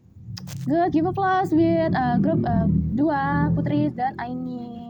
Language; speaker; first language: English; non-native, learner; Indonesian